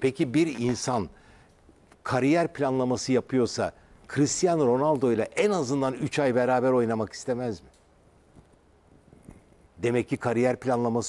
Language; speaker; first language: Turkish; native; Turkish